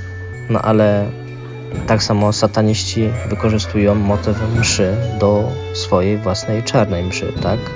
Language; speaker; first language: Polish; native; Polish